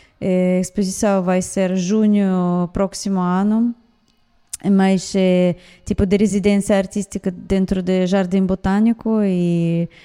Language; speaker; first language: Portuguese; non-native, fluent; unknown